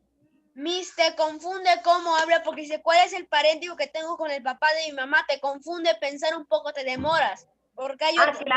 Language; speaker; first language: Spanish; native; Spanish